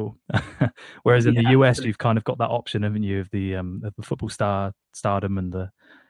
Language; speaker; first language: English; native; English